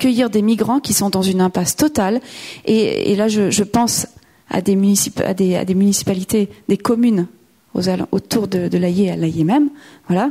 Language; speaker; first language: French; native; French